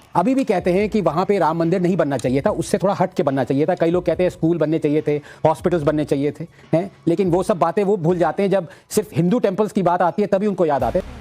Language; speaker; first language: Hindi; non-native, local second language; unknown